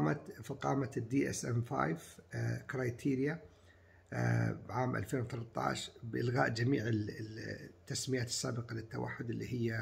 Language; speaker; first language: Arabic; native; Arabic